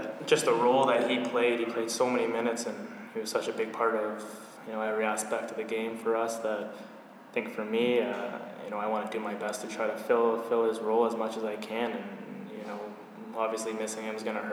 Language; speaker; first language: English; native; English